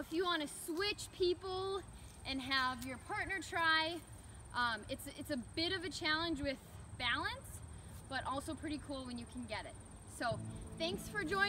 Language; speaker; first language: English; native; English